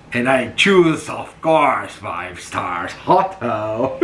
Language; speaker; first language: English; non-native, learner; Portuguese